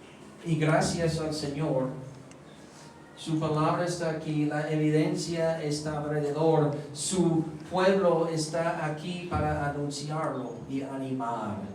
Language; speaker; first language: Spanish; non-native, fluent; English